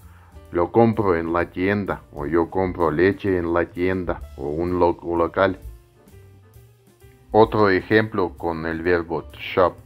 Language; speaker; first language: Spanish; non-native, fluent; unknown